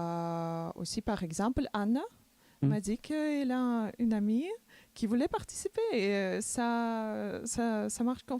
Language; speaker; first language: French; non-native, learner; Macedonian